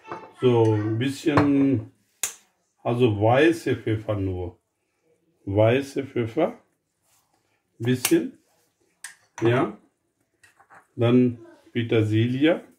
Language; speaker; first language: German; non-native, fluent; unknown